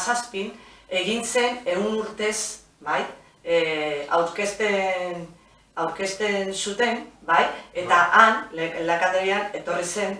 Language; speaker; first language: Basque; non-native, local second language; Spanish